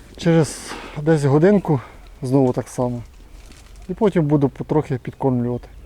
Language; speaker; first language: Ukrainian; native; Ukrainian